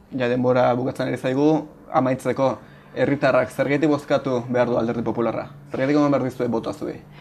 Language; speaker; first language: Basque; native; Basque